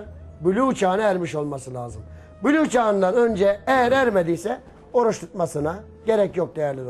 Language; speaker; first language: Turkish; native; Turkish